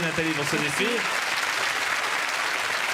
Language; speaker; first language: French; native; French